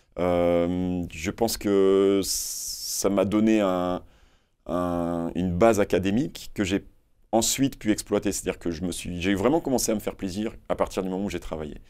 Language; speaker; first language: French; native; French